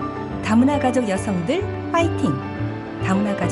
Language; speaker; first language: Korean; native; Korean